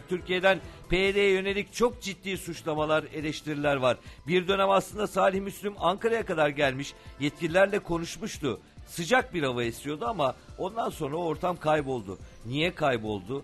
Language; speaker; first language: Turkish; native; Turkish